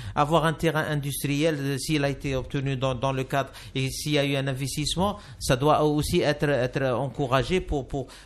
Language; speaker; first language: French; non-native, local second language; Arabic